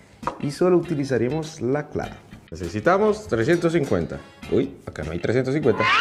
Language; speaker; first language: Spanish; native; Spanish